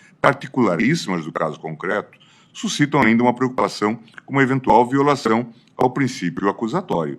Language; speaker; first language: Portuguese; native; Portuguese